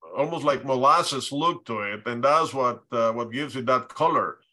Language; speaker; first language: English; non-native, fluent; Spanish